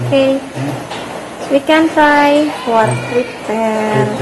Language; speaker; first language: English; non-native, learner; Indonesian